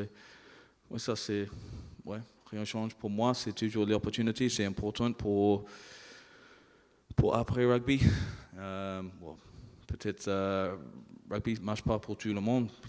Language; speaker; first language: French; non-native, learner; English